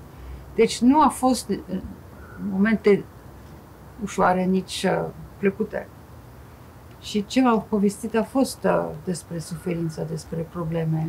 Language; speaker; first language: Romanian; non-native, fluent; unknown